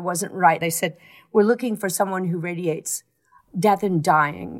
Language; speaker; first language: English; native; English